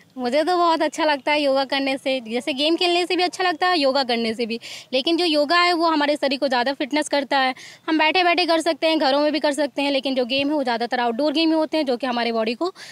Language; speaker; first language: Hindi; native; Hindi